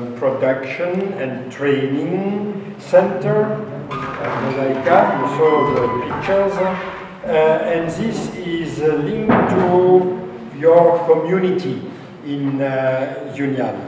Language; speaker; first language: English; non-native, fluent; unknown